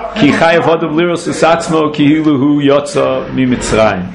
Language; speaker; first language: Hebrew; non-native, fluent; English